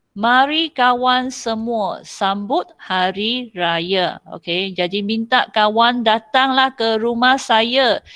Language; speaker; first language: Malay; non-native, local second language; Chinese